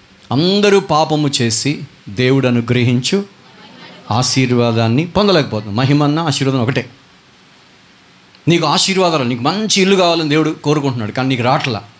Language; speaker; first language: Telugu; native; Telugu